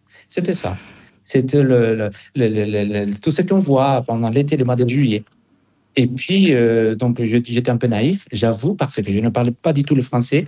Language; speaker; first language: French; non-native, fluent; Spanish